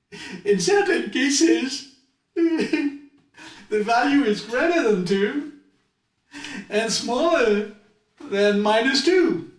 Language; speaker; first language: English; non-native, fluent; French